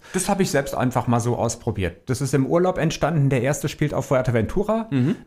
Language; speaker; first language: German; native; German